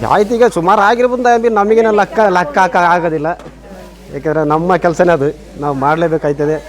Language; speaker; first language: Kannada; non-native, local second language; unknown